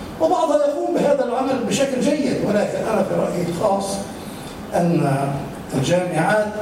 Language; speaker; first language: Arabic; native; Arabic